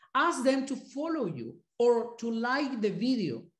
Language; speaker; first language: English; non-native, fluent; Spanish